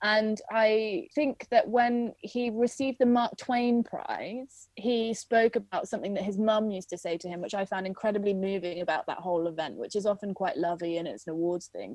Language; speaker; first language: English; native; English